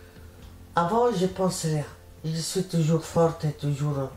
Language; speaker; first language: French; non-native, learner; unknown